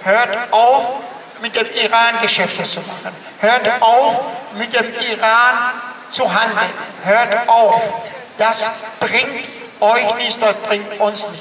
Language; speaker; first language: German; non-native, fluent; Persian